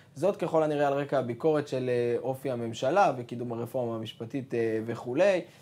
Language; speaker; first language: Hebrew; native; Hebrew